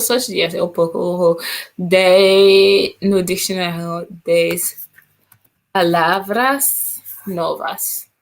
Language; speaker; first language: Portuguese; non-native, learner; English